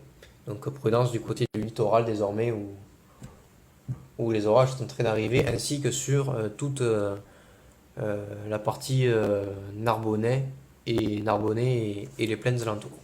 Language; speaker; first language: French; native; French